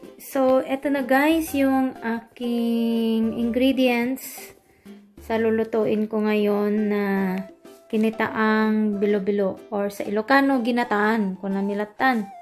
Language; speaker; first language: Filipino; non-native, local second language; Iloko